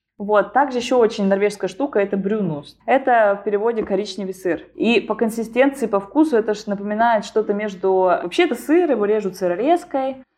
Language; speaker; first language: Russian; native; Russian